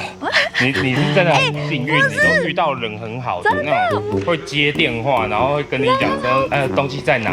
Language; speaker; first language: Chinese; native; Chinese